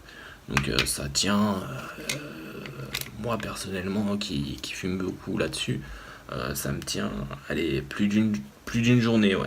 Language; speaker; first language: French; native; French